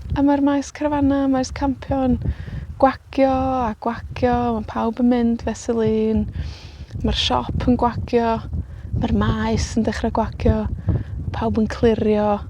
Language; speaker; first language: Welsh; native; Welsh